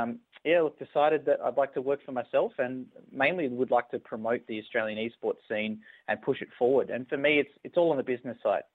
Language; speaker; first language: English; native; English